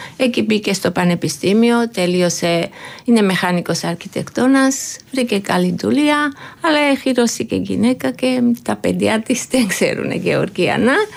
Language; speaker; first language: Greek; non-native, learner; Georgian